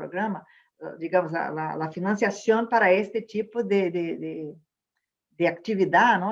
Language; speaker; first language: Spanish; non-native, fluent; Portuguese